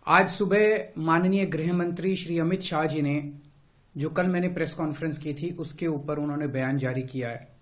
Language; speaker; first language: Hindi; native; Hindi